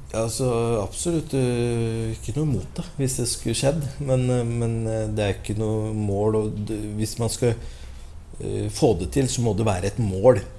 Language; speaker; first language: Norwegian; native; Norwegian